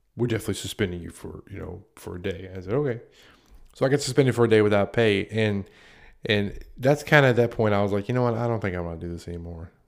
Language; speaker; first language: English; native; English